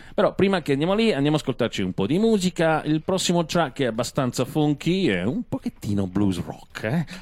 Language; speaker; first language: Italian; non-native, fluent; English